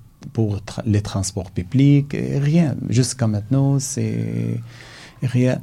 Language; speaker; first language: French; non-native, fluent; Arabic